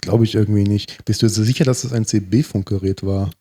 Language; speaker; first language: German; native; German